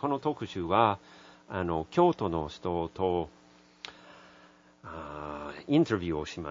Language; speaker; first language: Japanese; non-native, learner; English